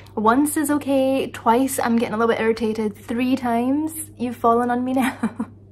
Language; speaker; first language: English; native; English